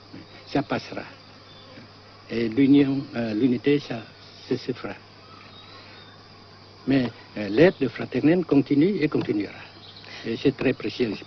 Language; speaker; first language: French; non-native, local second language; Vietnamese